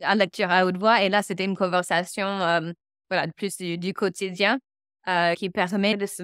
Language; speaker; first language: French; non-native, fluent; English